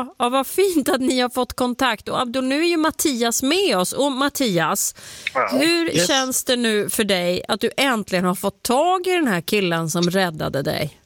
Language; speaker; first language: Swedish; native; Swedish